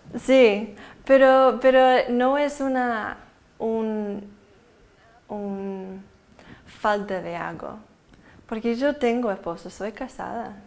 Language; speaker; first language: Spanish; non-native, fluent; English